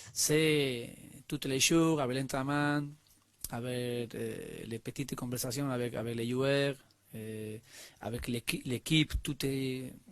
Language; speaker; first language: French; non-native, learner; Spanish